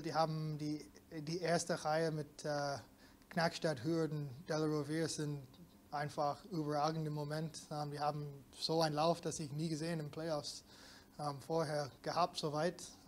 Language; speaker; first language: German; non-native, fluent; English